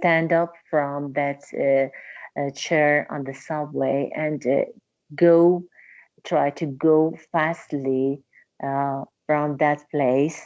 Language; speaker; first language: English; non-native, learner; Persian